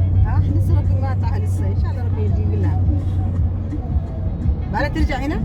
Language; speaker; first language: Arabic; native; Arabic